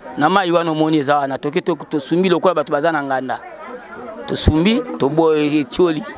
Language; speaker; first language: Lingala; native; Lingala